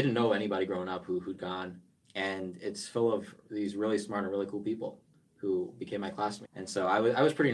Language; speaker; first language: English; native; English